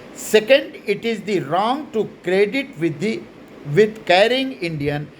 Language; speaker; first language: English; non-native, local second language; Hindi